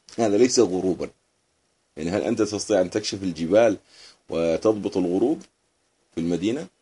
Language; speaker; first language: Arabic; native; Arabic